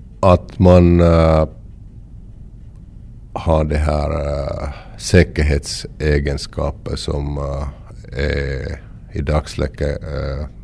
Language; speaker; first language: Swedish; non-native, local second language; Finnish